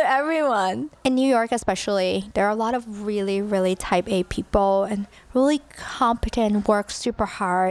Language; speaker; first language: English; early bilingual, other home language; Cantonese